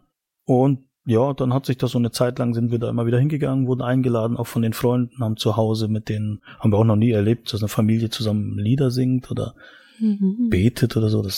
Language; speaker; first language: German; native; German